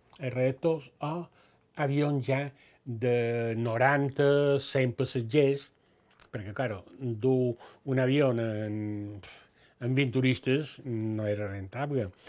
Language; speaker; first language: Catalan; native; Catalan